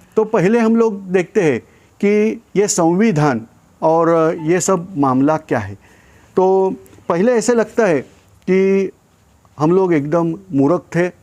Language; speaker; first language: Hindi; non-native, local second language; Marathi